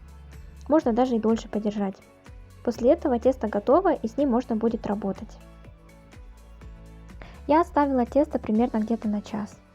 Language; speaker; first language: Russian; native; Russian